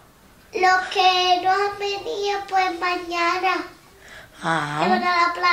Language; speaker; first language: Spanish; native; Spanish